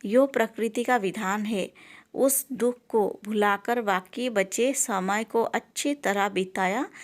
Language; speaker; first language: Hindi; non-native, local second language; Assamese